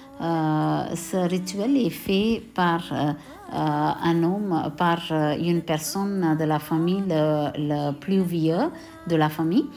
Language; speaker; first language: French; non-native, local second language; Tamil